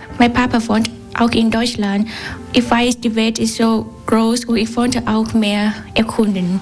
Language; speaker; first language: German; non-native, learner; Vietnamese